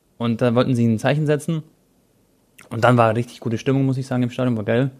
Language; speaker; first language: German; early bilingual, other home language; Croatian